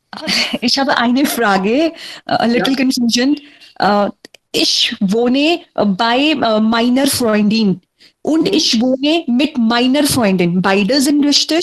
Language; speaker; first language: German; non-native, learner; Hindi